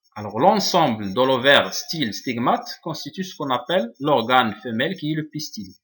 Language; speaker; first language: French; non-native, local second language; Arabic